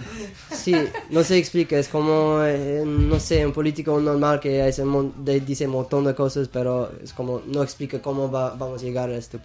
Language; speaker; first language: Spanish; non-native, fluent; English